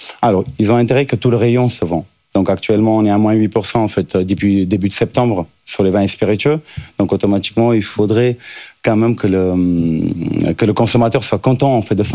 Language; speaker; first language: French; native; French